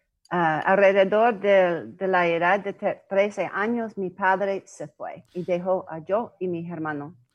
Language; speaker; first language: Spanish; non-native, learner; English